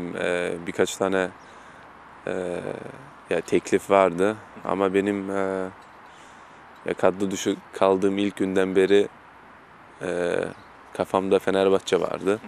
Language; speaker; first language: Turkish; early bilingual, heritage; German